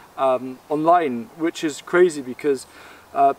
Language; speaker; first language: English; native; English